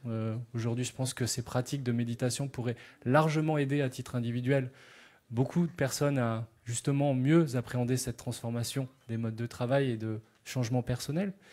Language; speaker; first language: French; native; French